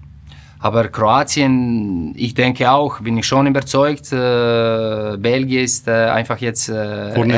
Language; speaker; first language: German; non-native, fluent; Croatian